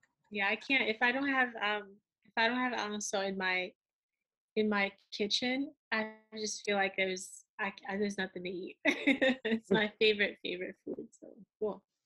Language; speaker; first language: English; early bilingual, other home language; Haitian Creole